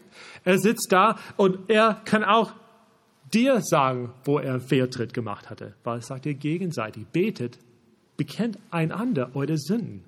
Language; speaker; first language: German; non-native, fluent; English